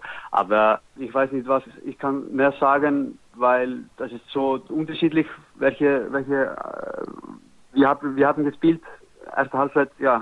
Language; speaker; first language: German; non-native, learner; Icelandic